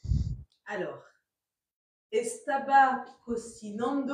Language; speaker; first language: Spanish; non-native, learner; French